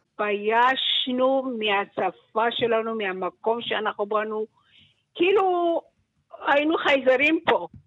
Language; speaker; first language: Hebrew; early bilingual, other home language; Persian